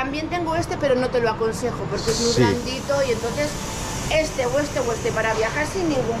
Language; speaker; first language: Spanish; native; Spanish